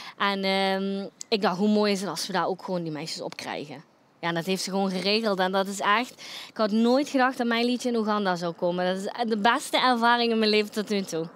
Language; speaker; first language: Dutch; early bilingual, other home language; Croatian